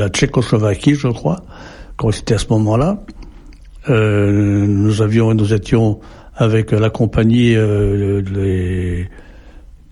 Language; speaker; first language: French; native; French